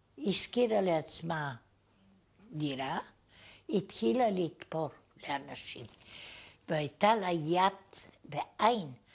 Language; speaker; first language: Hebrew; non-native, fluent; Bulgarian